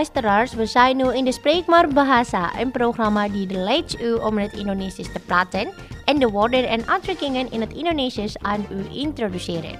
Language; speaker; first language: Dutch; non-native, fluent; Indonesian